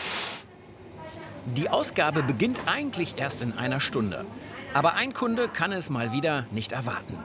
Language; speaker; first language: German; native; German